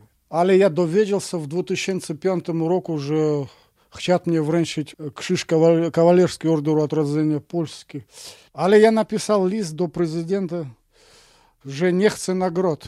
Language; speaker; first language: Polish; non-native, fluent; Russian